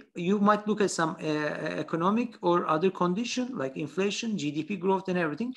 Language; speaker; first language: English; non-native, fluent; Turkish